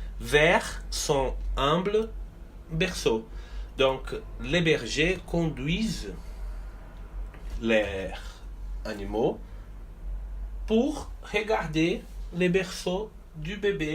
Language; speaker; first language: French; non-native, fluent; Portuguese